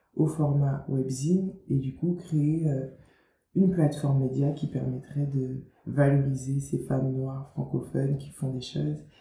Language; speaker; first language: French; native; French